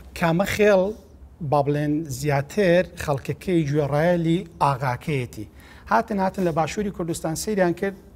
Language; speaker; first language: Central Kurdish; native; Central Kurdish